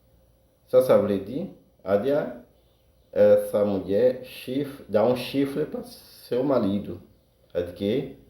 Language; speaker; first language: Portuguese; non-native, learner; Haitian Creole